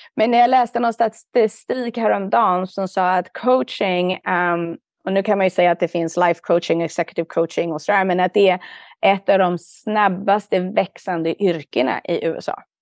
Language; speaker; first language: Swedish; native; Swedish